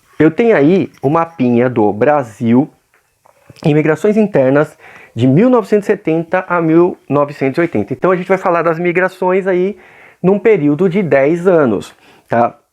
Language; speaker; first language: Portuguese; native; Portuguese